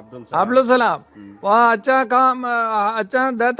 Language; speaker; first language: Hindi; non-native, local second language; Malayalam